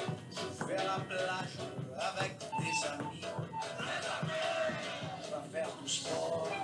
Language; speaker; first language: French; non-native, learner; Portuguese